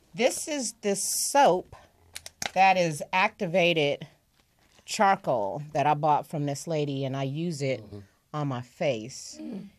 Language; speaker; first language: English; native; English